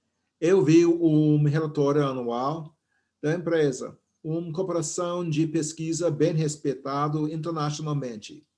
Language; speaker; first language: Portuguese; non-native, fluent; English